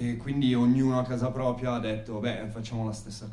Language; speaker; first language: Italian; native; Italian